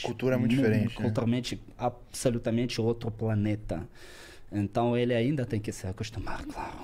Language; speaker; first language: Portuguese; non-native, fluent; Russian